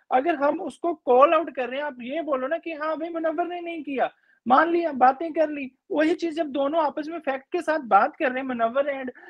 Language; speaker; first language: Hindi; native; Hindi